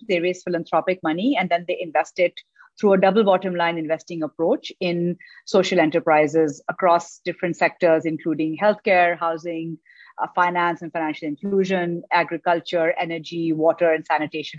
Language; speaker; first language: English; non-native, local second language; Urdu